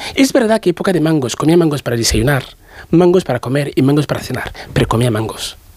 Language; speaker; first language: Spanish; non-native, fluent; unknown